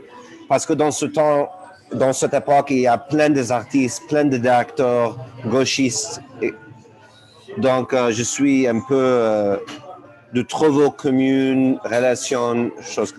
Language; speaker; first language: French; non-native, learner; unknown